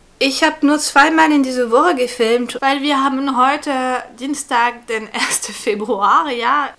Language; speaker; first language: German; non-native, fluent; French